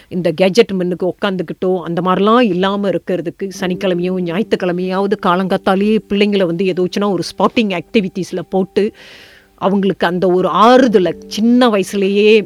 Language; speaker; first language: Tamil; early bilingual, heritage; Tamil